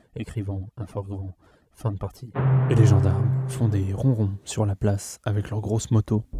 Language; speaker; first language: French; native; French